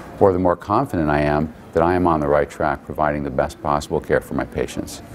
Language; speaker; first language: English; native; English